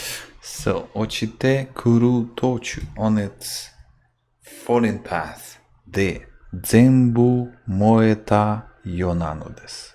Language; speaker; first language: Japanese; non-native, learner; English